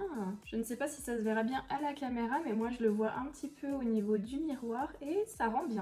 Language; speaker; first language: French; native; French